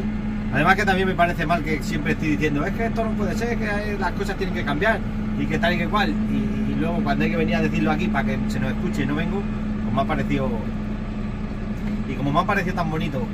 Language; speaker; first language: Spanish; native; Spanish